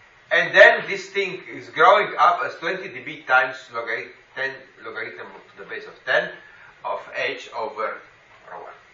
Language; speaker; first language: English; non-native, fluent; Slovenian